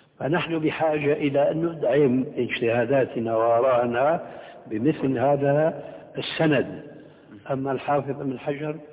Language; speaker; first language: Arabic; early bilingual, other home language; Albanian